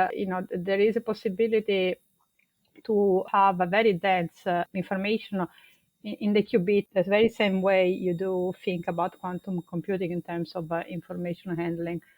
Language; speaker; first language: English; non-native, fluent; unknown